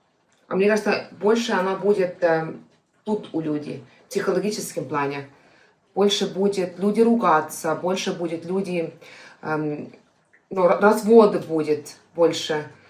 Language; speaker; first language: Russian; non-native, fluent; Estonian